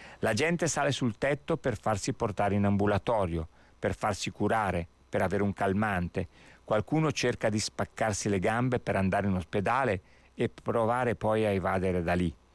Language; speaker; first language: Italian; native; Italian